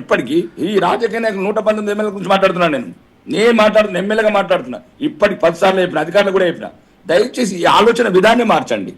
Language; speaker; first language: Telugu; native; Telugu